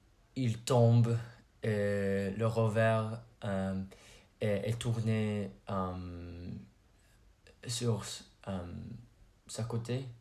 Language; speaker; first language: French; non-native, learner; English